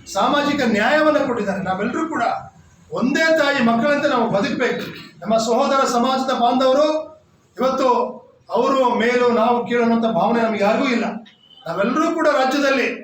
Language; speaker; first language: Kannada; non-native, local second language; Lambadi